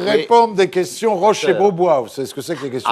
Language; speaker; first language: French; native; French